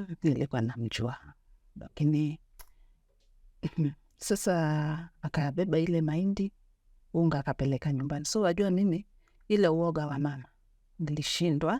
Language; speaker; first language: Swahili; native; Swahili